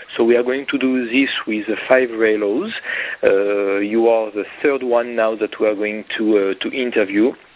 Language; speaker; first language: English; non-native, fluent; French